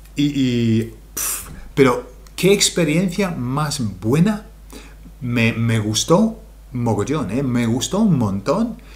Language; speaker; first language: Spanish; non-native, fluent; English